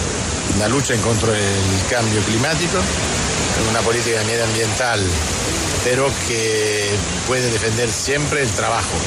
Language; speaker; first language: Spanish; non-native, fluent; Italian